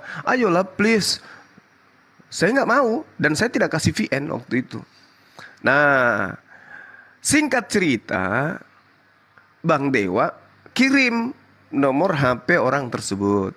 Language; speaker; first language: Indonesian; native; Indonesian